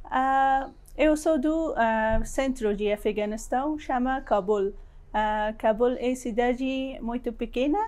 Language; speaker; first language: Portuguese; non-native, learner; Persian